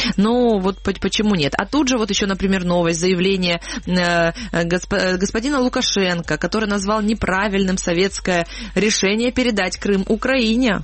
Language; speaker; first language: Russian; native; Russian